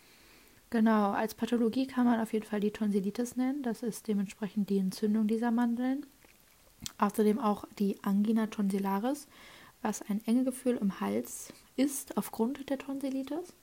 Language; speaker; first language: German; native; German